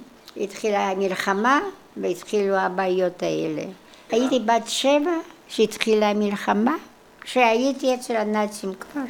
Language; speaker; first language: Hebrew; non-native, local second language; Polish